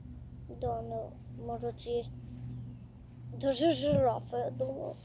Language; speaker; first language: Russian; early bilingual, heritage; Russian